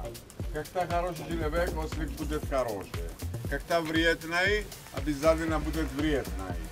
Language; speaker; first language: Russian; non-native, learner; Greek